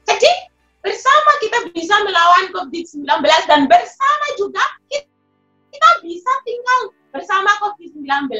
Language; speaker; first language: Indonesian; non-native, fluent; Shona